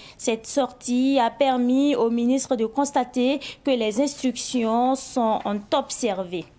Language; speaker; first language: French; non-native, local second language; Mossi